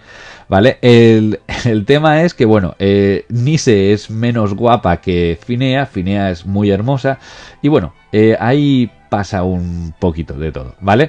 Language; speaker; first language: Spanish; native; Spanish